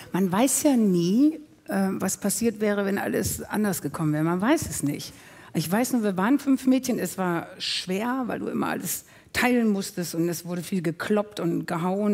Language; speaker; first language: German; native; German